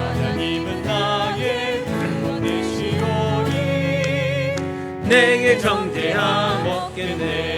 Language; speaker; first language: Korean; native; Korean